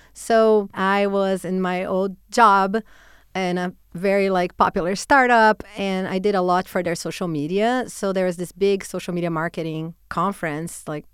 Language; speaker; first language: English; non-native, fluent; Portuguese